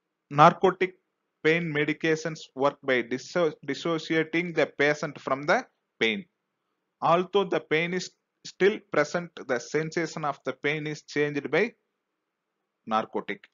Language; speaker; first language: English; non-native, local second language; Tamil